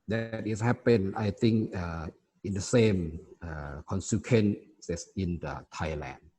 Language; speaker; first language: English; non-native, fluent; Thai